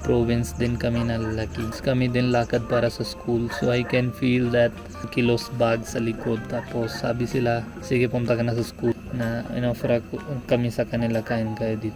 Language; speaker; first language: Filipino; non-native, learner; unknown